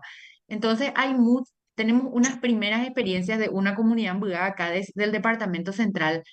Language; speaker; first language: Spanish; native; Spanish